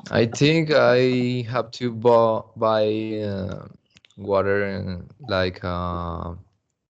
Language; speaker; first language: English; non-native, learner; Spanish